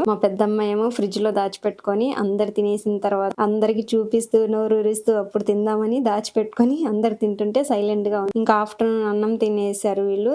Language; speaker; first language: Telugu; non-native, local second language; Lambadi